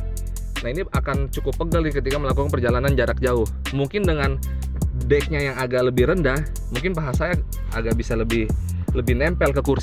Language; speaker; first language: Indonesian; native; Indonesian